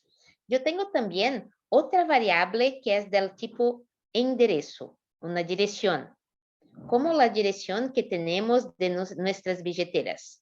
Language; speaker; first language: Spanish; non-native, fluent; Portuguese